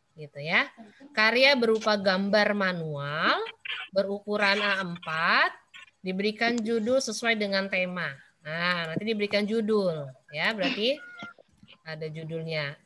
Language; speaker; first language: Indonesian; native; Indonesian